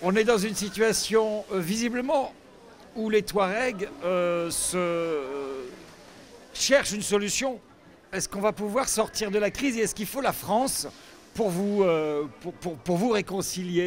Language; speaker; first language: French; native; French